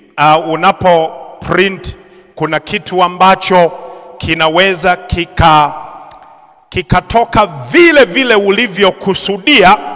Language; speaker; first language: Swahili; native; Swahili